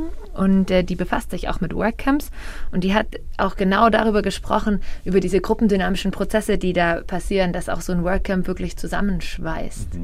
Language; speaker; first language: German; native; German